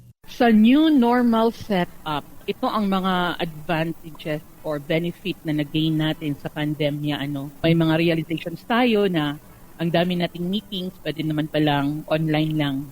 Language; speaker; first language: Filipino; native; Filipino